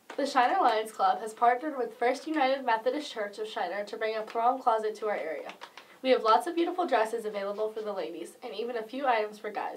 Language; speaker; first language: English; native; English